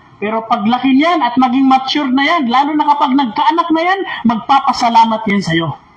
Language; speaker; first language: Filipino; non-native, local second language; Maranao